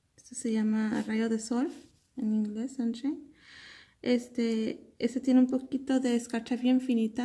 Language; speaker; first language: Spanish; early bilingual, heritage; Spanish